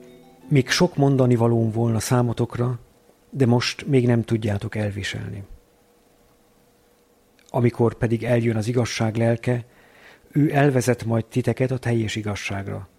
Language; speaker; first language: Hungarian; native; Hungarian